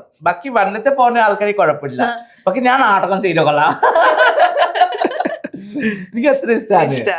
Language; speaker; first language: Malayalam; non-native, fluent; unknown